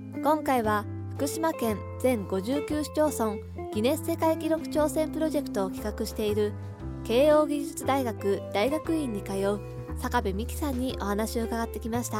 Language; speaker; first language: Japanese; native; Japanese